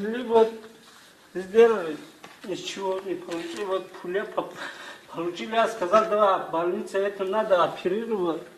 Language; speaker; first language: Russian; non-native, learner; Tajik